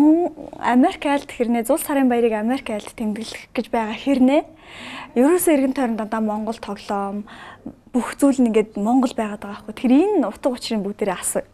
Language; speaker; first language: Mongolian; native; Mongolian